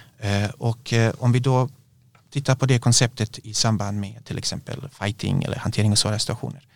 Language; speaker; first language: Swedish; non-native, fluent; Bosnian